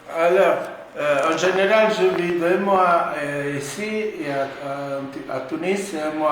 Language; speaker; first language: French; non-native, fluent; Italian